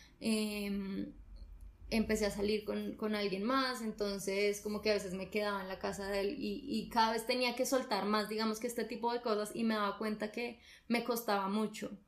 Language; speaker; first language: Spanish; native; Spanish